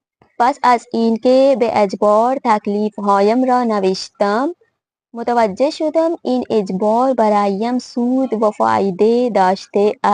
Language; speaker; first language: Persian; non-native, fluent; Urdu